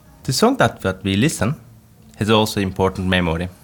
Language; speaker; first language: English; non-native, fluent; Turkish